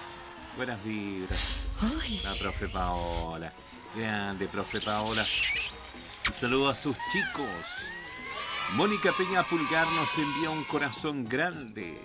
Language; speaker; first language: Spanish; native; Spanish